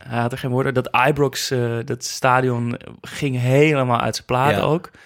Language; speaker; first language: Dutch; native; Dutch